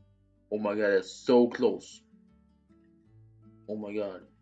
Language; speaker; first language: English; non-native, fluent; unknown